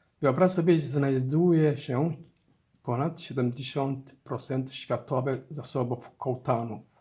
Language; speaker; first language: Polish; non-native, learner; Somali